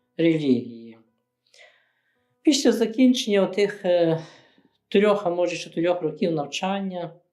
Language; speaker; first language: Ukrainian; native; Ukrainian